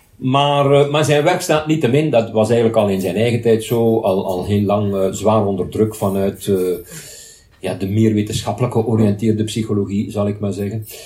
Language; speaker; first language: Dutch; native; Dutch